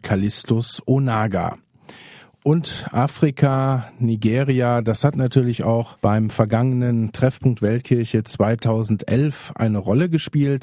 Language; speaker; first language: German; native; German